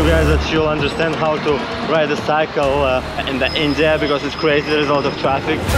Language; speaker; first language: English; non-native, fluent; Russian